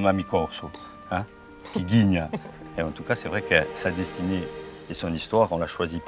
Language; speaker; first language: French; native; French